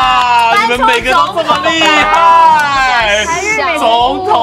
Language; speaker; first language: Chinese; native; Chinese